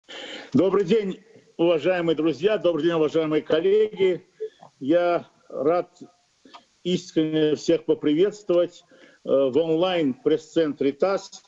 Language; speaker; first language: Russian; native; Russian